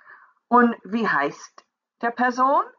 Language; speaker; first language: German; non-native, learner; English